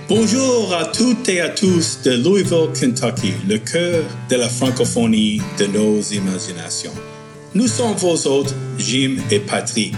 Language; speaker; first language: French; non-native, fluent; English